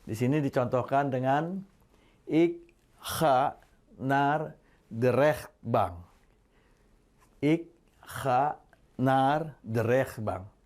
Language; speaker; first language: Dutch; non-native, fluent; Indonesian